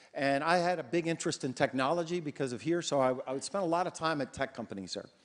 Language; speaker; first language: English; native; English